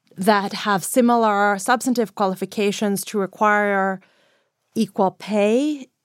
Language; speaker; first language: English; non-native, fluent; Greek